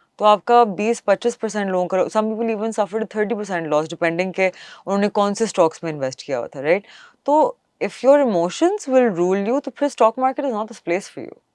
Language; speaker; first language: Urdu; non-native, local second language; English